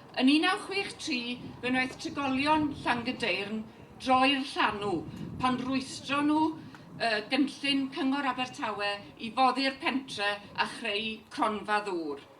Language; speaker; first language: Welsh; native; Welsh